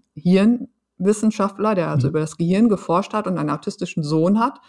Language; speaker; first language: German; native; German